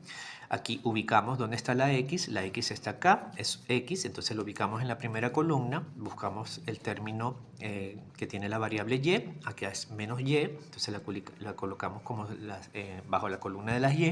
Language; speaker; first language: Spanish; native; Spanish